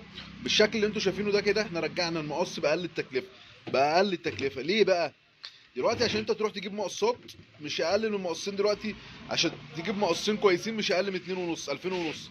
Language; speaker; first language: Arabic; native; Arabic